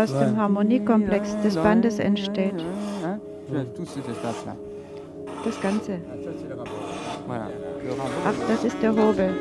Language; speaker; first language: German; native; German